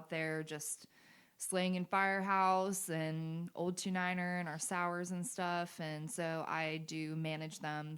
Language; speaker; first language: English; native; English